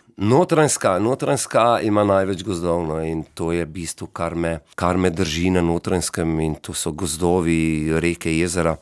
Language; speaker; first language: Slovenian; native; Slovenian